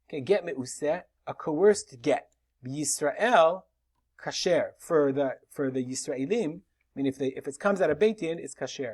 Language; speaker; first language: English; native; English